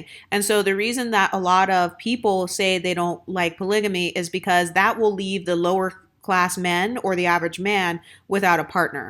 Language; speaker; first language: English; native; English